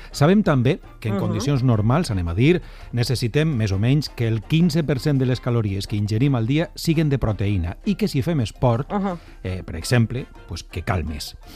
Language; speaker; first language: Catalan; native; Catalan